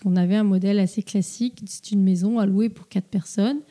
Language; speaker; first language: French; native; French